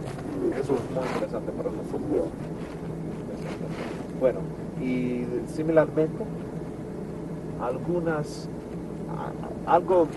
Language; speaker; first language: Spanish; non-native, learner; English